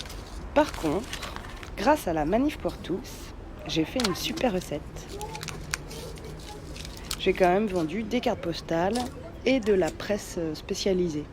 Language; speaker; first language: French; native; French